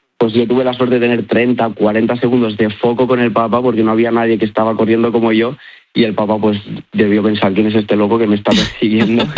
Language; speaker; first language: Spanish; native; Spanish